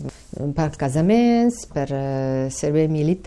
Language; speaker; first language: Catalan; non-native, fluent; Ukrainian